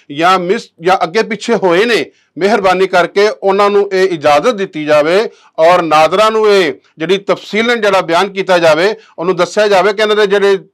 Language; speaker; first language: Punjabi; native; Punjabi